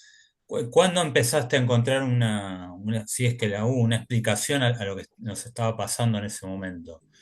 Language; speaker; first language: Spanish; native; Spanish